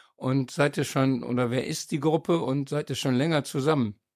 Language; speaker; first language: German; native; German